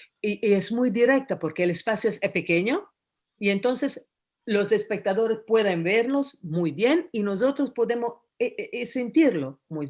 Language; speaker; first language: Spanish; non-native, fluent; Italian